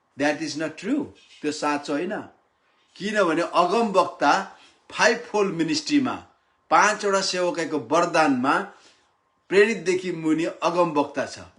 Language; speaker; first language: Nepali; non-native, local second language; Limbu